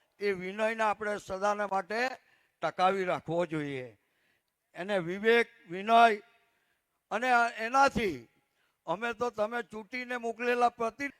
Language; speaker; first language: Gujarati; non-native, local second language; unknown